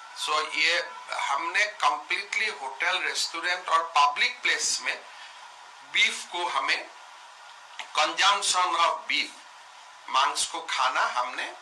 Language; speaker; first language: Hindi; non-native, local second language; Assamese